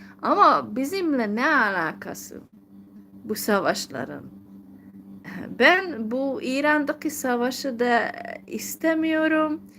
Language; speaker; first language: Turkish; non-native, fluent; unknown